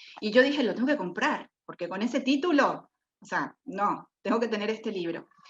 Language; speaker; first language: Spanish; native; Spanish